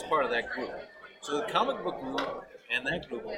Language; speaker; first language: English; native; English